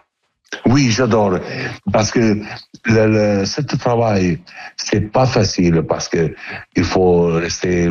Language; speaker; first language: French; non-native, learner; Italian